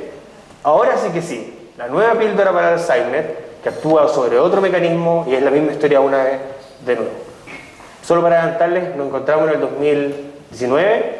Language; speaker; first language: Spanish; native; Spanish